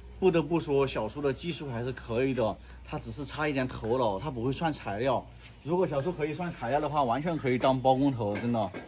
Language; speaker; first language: Chinese; native; Chinese